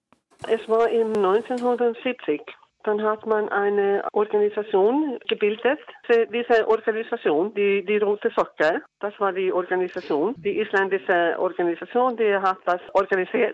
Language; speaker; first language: German; non-native, learner; Icelandic